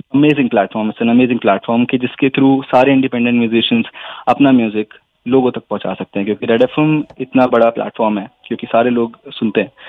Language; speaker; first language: Hindi; native; Hindi